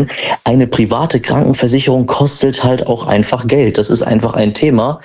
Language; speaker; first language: German; native; German